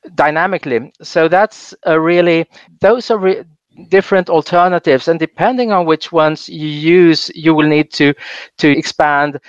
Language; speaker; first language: English; non-native, fluent; Swedish